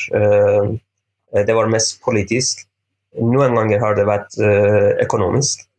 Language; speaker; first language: Norwegian; non-native, fluent; Persian